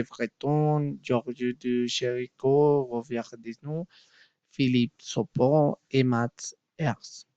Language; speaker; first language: French; non-native, learner; Spanish